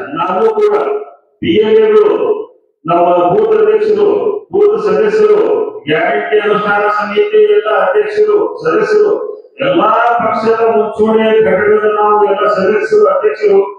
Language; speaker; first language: Kannada; non-native, local second language; Urdu